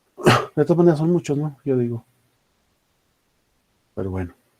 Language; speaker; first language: Spanish; native; Spanish